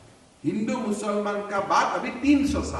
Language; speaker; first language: Hindi; non-native, local second language; Assamese